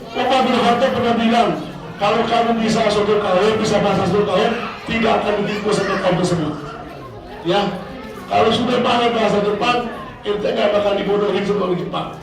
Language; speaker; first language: Indonesian; native; Indonesian